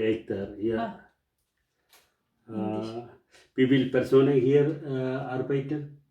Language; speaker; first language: German; non-native, learner; Tamil